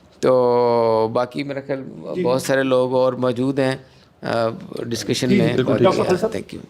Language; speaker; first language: Urdu; native; Urdu